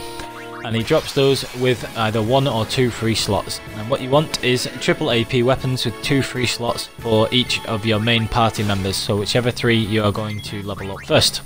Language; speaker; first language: English; native; English